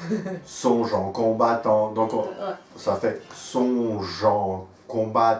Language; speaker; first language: French; native; French